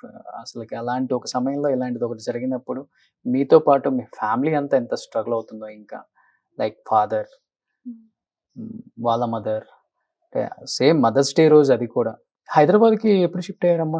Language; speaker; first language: Telugu; native; Telugu